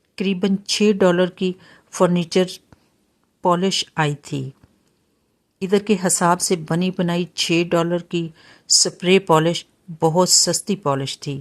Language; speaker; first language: Urdu; native; Urdu